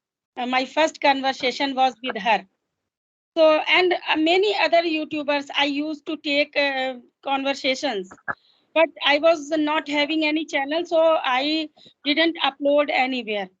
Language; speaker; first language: English; non-native, local second language; Hindi